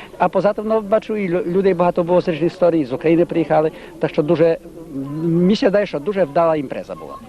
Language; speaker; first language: Ukrainian; native; Ukrainian